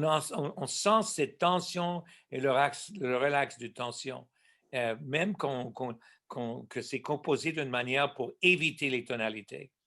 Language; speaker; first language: French; non-native, local second language; English